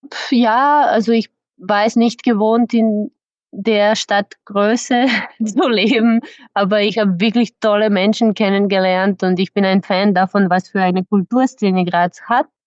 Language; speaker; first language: German; non-native, fluent; Serbian